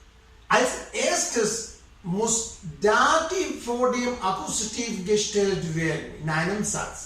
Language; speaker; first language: German; non-native, fluent; Sinhala